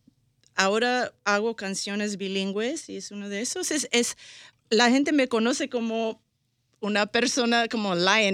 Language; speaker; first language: Spanish; early bilingual, heritage; Spanish